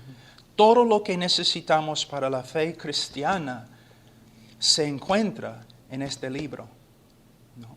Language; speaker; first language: Spanish; non-native, fluent; English